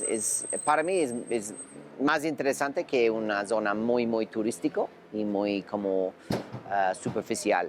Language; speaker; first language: Spanish; non-native, learner; English